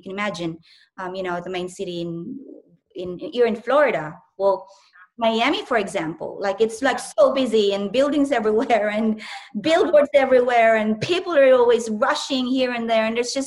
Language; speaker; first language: English; non-native, local second language; Cebuano